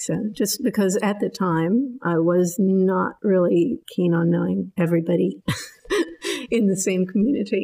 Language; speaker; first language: English; native; English